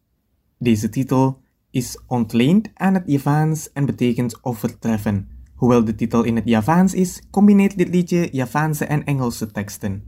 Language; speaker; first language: Dutch; non-native, fluent; Indonesian